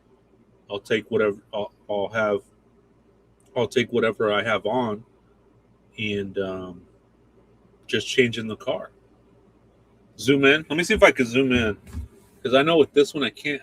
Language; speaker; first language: English; native; English